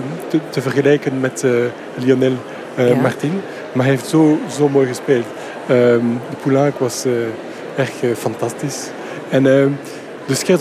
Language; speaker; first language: Dutch; non-native, local second language; French